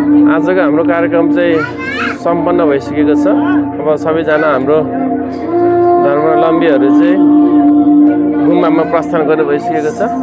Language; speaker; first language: Nepali; non-native, local second language; Eastern Tamang